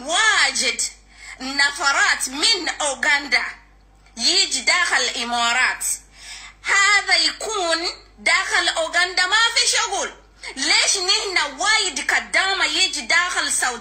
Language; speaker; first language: Arabic; non-native, learner; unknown